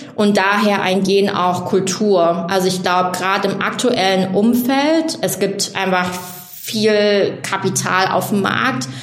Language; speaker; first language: German; early bilingual, other home language; Vietnamese